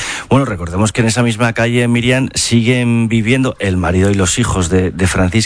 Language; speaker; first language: Spanish; native; Spanish